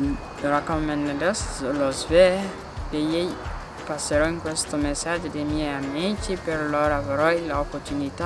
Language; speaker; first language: Italian; non-native, learner; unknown